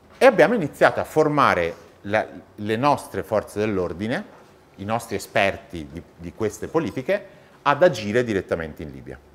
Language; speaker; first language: Italian; native; Italian